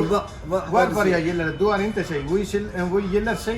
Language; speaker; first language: Swedish; non-native, learner; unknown